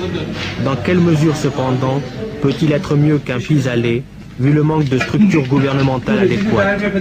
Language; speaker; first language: French; native; French